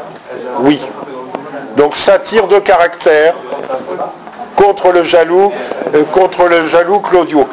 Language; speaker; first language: French; native; French